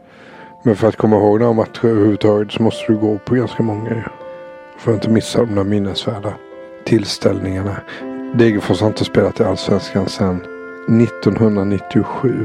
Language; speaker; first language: Swedish; native; Swedish